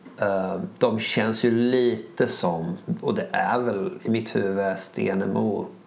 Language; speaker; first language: Swedish; native; Swedish